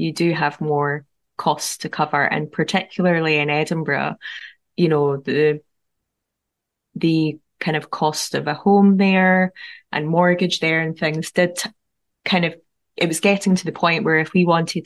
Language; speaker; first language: English; native; English